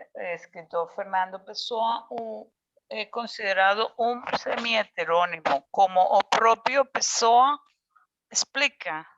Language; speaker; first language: Portuguese; non-native, learner; Spanish